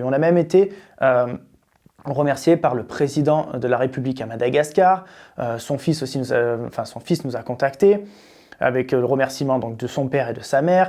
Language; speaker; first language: French; native; French